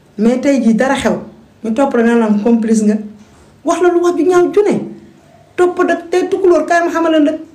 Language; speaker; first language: Wolof; non-native, local second language; Fula